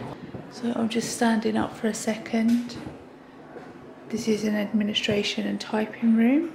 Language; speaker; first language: English; native; English